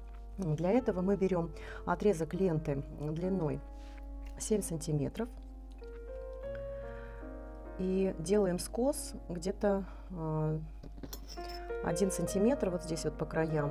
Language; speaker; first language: Russian; native; Russian